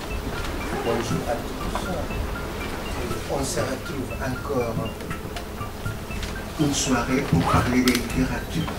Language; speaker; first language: French; non-native, fluent; Spanish